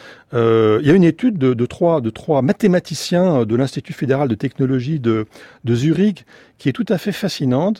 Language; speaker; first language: French; native; French